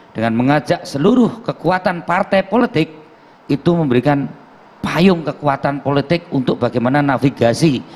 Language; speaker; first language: Indonesian; native; Indonesian